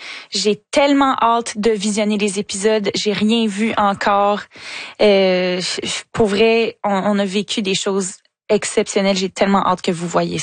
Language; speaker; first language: French; native; French